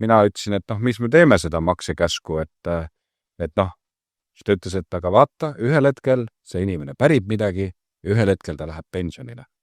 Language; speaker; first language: Estonian; native; Estonian